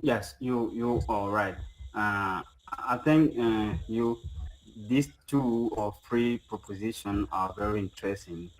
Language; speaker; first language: English; non-native, fluent; French